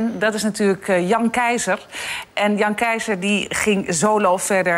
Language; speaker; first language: Dutch; native; Dutch